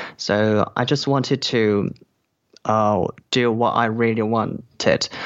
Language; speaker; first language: English; non-native, fluent; Korean